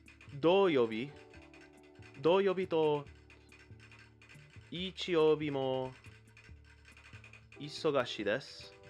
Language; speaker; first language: Japanese; non-native, learner; English